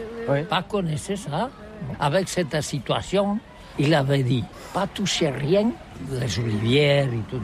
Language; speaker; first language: French; non-native, learner; Catalan